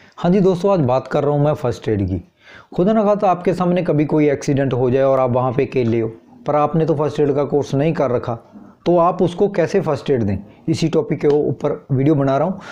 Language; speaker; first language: Hindi; non-native, local second language; Punjabi